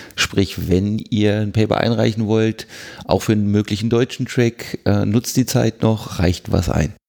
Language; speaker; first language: German; native; German